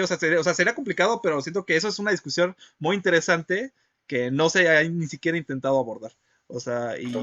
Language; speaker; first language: Spanish; native; Spanish